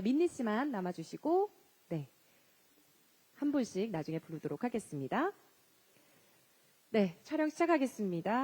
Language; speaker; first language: Korean; native; Korean